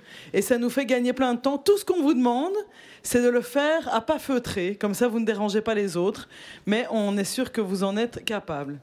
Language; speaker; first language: French; native; French